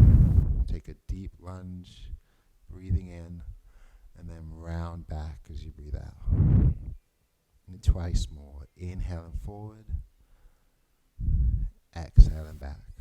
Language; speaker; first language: English; native; English